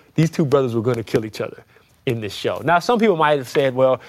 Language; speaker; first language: English; native; English